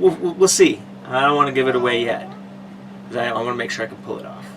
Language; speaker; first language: English; native; English